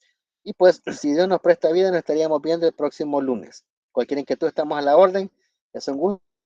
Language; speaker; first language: Spanish; native; Spanish